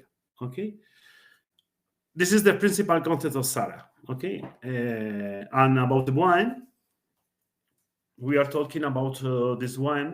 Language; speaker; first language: English; non-native, learner; Spanish